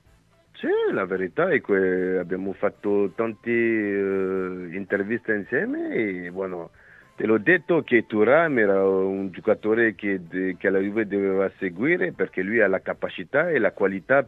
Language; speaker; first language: Italian; non-native, fluent; French